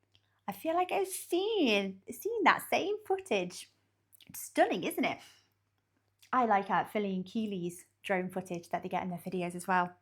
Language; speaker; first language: English; native; English